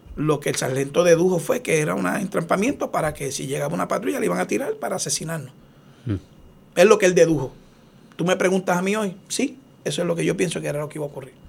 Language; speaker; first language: Spanish; native; Spanish